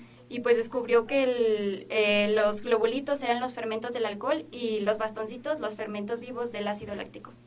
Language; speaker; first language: Spanish; native; Spanish